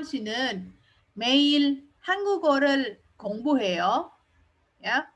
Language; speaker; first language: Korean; non-native, fluent; Indonesian